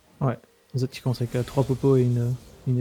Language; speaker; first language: French; native; French